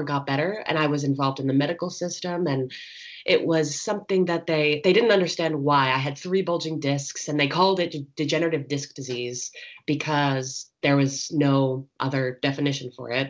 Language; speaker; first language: English; native; English